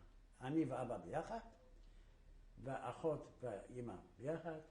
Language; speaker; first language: Hebrew; non-native, fluent; Polish